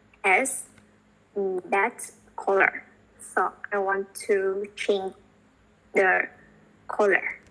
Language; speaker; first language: English; non-native, learner; Vietnamese